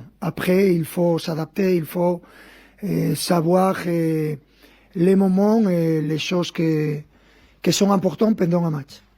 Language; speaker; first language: French; non-native, fluent; Spanish